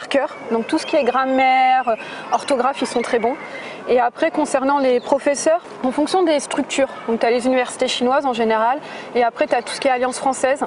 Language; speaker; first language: French; native; French